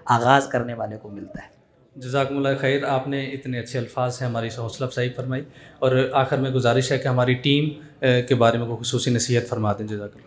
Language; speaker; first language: Urdu; native; Urdu